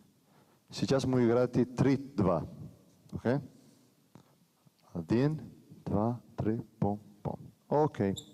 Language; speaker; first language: Russian; non-native, learner; Italian